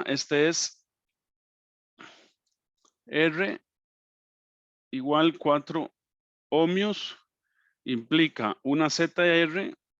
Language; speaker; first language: Spanish; native; Spanish